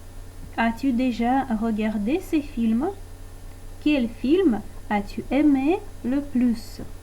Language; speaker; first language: French; non-native, fluent; Russian